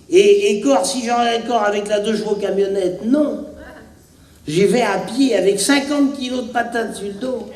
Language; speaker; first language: French; native; French